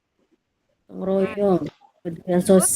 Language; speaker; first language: Malay; native; Malay